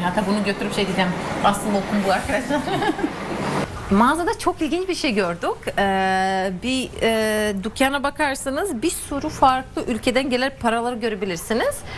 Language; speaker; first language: Turkish; non-native, fluent; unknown